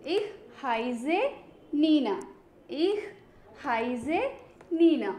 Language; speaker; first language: German; non-native, learner; Malayalam